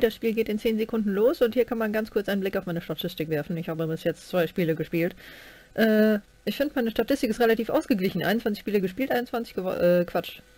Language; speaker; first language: German; native; German